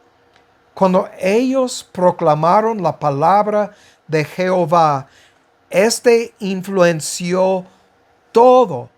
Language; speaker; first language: Spanish; non-native, fluent; English